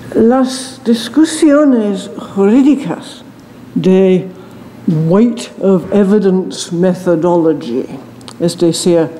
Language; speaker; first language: Spanish; non-native, learner; English